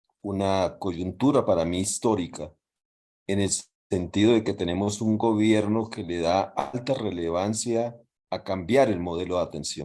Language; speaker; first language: Spanish; native; Spanish